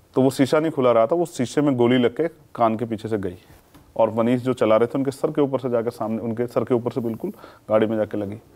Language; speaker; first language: Hindi; native; Hindi